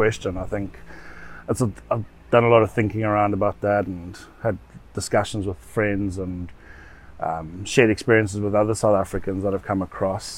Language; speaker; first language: English; native; English